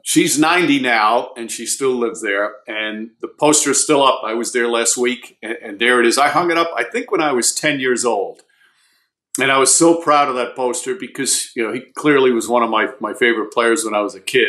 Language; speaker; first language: English; native; English